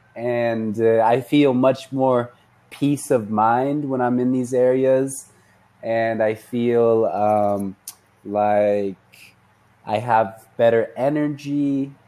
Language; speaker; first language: English; native; English